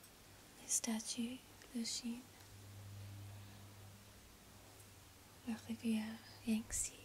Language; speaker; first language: French; non-native, learner; English